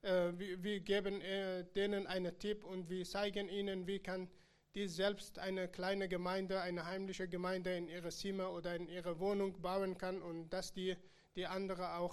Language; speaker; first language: German; non-native, learner; Persian